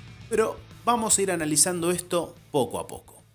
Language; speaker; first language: Spanish; native; Spanish